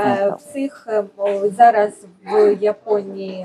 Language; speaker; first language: Ukrainian; non-native, fluent; Japanese